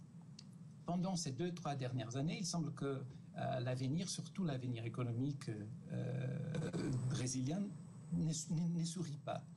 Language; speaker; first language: French; non-native, fluent; Portuguese